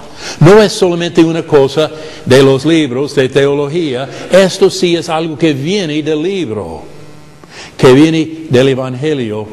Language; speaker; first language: Spanish; non-native, fluent; English